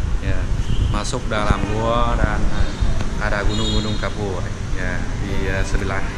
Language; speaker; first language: Indonesian; non-native, learner; Vietnamese